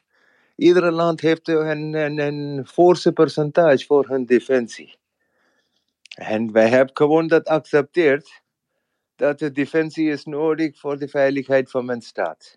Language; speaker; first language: Dutch; non-native, fluent; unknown